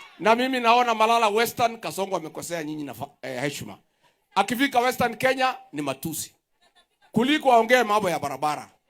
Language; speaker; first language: Swahili; non-native, local second language; Kikuyu